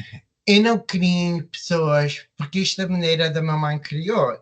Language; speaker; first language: Portuguese; early bilingual, heritage; Portuguese